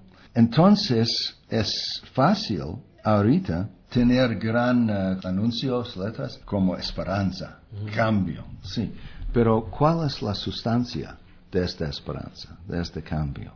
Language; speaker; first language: Spanish; non-native, fluent; English